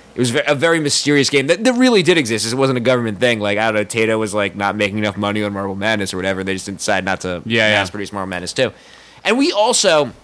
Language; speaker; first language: English; native; English